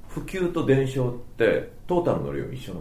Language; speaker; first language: Japanese; native; Japanese